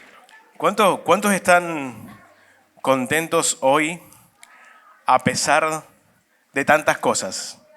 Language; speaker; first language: Spanish; native; Spanish